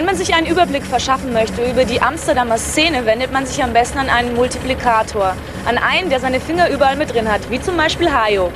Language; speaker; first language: German; native; German